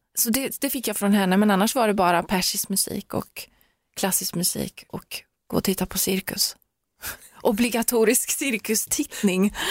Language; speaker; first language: Swedish; early bilingual, other home language; Persian